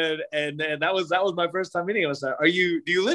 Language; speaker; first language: English; native; English